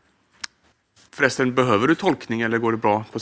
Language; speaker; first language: Swedish; native; Swedish